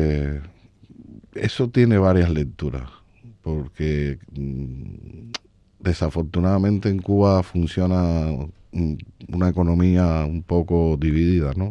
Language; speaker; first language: Spanish; native; Spanish